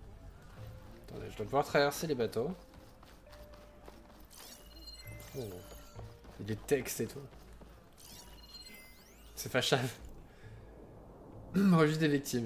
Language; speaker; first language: French; native; French